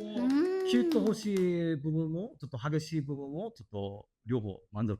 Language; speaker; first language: Japanese; non-native, learner; English